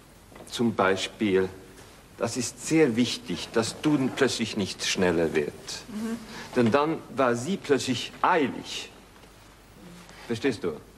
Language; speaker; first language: German; non-native, fluent; Swedish